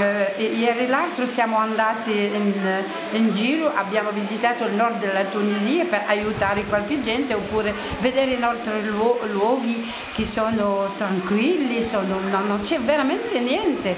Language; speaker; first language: Italian; non-native, fluent; Arabic